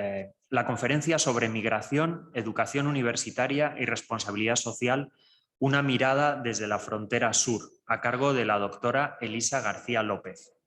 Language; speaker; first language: Spanish; native; Spanish